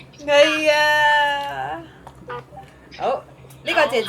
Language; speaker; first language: Cantonese; non-native, fluent; Indonesian